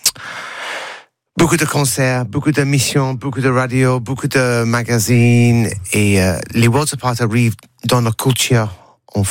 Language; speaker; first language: French; non-native, learner; English